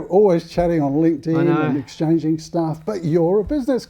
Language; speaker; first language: English; native; English